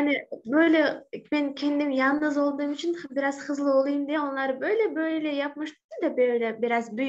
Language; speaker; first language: Turkish; non-native, learner; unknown